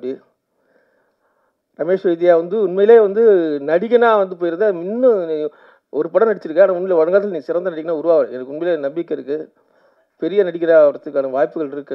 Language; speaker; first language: Tamil; native; Tamil